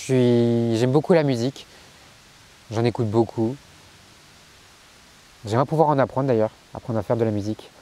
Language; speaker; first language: French; native; French